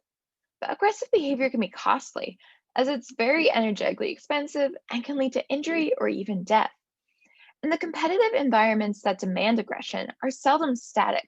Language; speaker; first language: English; native; English